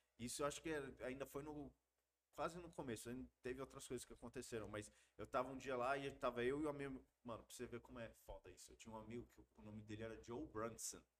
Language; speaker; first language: Portuguese; early bilingual, heritage; Portuguese